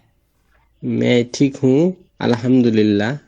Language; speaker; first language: Hindi; non-native, learner; Bangla